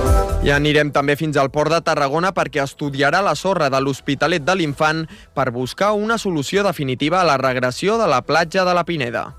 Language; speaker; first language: Catalan; native; Catalan